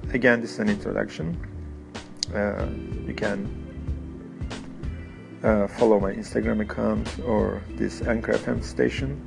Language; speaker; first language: English; non-native, fluent; Turkish